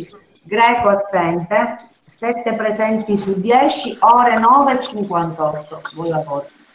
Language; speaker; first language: Italian; native; Italian